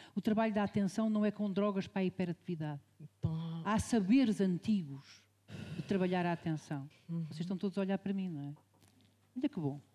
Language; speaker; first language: Portuguese; native; Portuguese